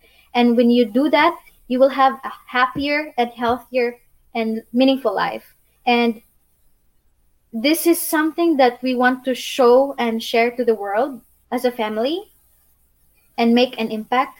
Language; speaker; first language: English; non-native, local second language; Cebuano